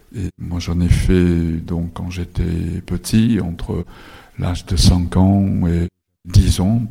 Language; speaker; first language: French; non-native, fluent; Japanese